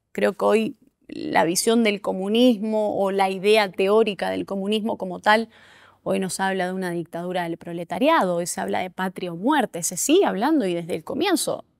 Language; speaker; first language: Spanish; native; Spanish